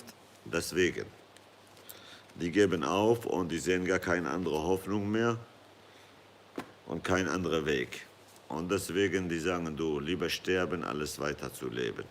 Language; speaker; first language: German; non-native, fluent; Kurdish